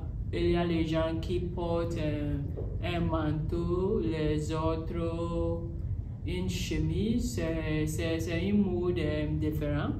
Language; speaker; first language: French; non-native, learner; English